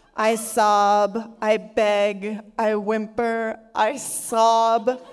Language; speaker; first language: English; native; English